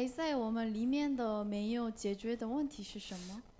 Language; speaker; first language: Chinese; non-native, learner; Korean